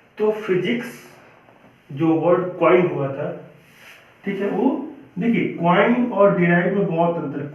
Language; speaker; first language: Hindi; native; Hindi